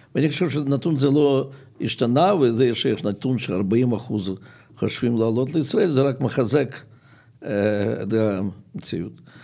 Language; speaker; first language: Hebrew; non-native, fluent; Russian